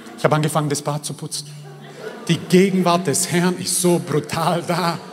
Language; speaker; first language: German; early bilingual, other home language; Croatian